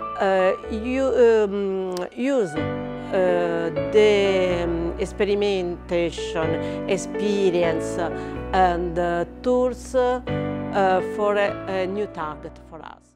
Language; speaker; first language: English; non-native, learner; Italian